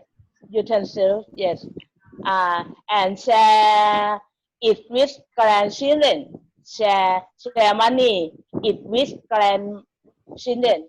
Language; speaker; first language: English; non-native, learner; Thai